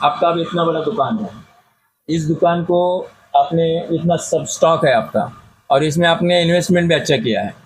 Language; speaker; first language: Hindi; non-native, local second language; Marathi